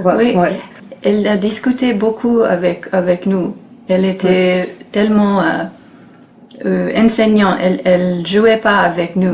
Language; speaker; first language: French; non-native, learner; English